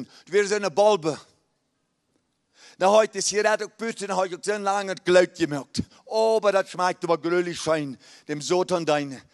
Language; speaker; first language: German; early bilingual, heritage; Plautdietsch